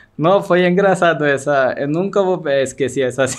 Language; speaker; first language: Portuguese; non-native, learner; Marathi